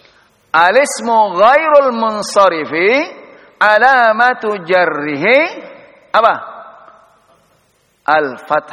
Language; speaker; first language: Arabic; non-native, fluent; Indonesian